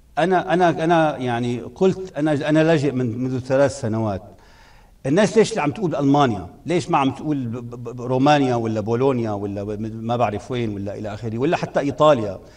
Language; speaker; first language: Arabic; native; Arabic